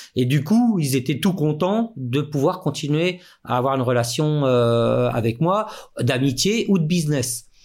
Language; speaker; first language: French; native; French